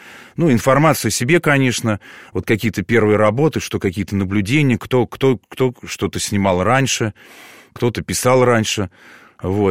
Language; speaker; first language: Russian; native; Russian